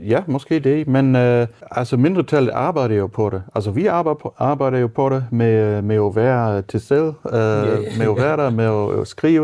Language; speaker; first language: Danish; non-native, fluent; German